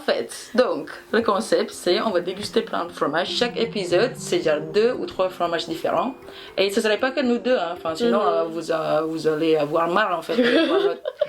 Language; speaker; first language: French; non-native, learner; Indonesian